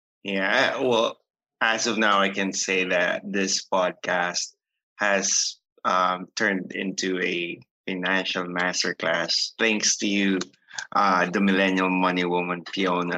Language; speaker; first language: English; non-native, local second language; Filipino